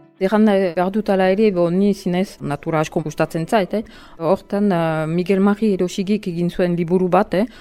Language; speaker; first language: Basque; non-native, local second language; French